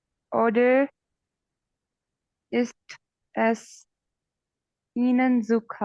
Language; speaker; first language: German; non-native, learner; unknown